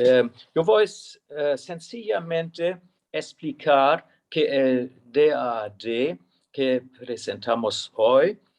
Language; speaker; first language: Spanish; non-native, fluent; German